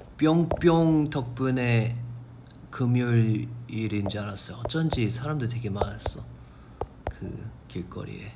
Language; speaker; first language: Korean; non-native, fluent; English